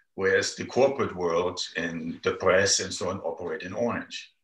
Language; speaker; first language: English; non-native, fluent; German